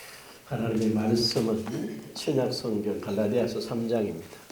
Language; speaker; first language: Korean; native; Korean